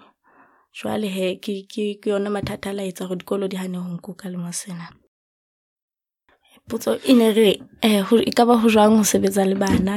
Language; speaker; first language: English; non-native, local second language; Southern Sotho